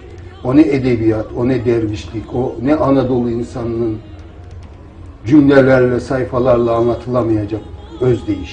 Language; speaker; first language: Turkish; native; Turkish